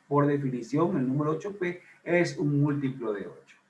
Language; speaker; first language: Spanish; native; Spanish